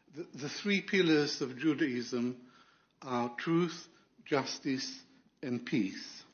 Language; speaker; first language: English; non-native, fluent; Arabic